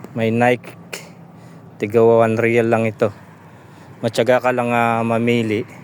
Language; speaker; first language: Filipino; non-native, local second language; Pampanga